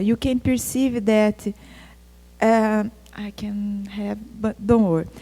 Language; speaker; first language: English; non-native, fluent; Portuguese